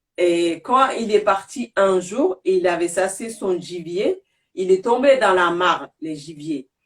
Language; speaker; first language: French; non-native, local second language; Bambara